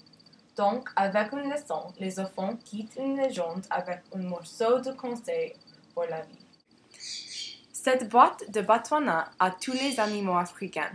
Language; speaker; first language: French; non-native, learner; English